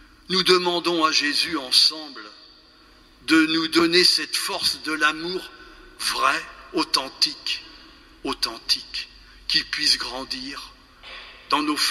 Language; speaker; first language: French; native; French